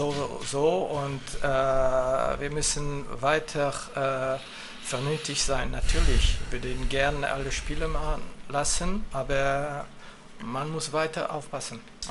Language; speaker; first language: German; non-native, fluent; French